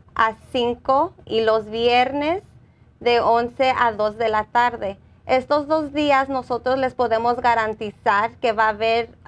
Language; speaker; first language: Spanish; early bilingual, heritage; Spanish